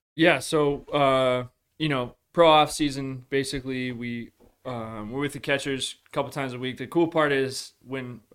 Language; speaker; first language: English; native; English